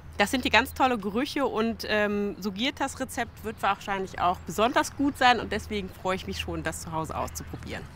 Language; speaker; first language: German; native; German